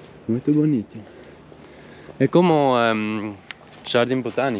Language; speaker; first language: Portuguese; non-native, learner; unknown